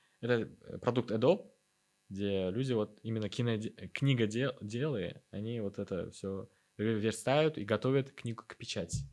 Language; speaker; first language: Russian; non-native, local second language; Uzbek